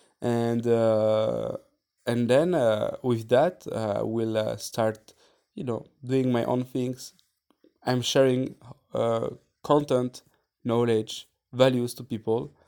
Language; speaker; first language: English; non-native, fluent; French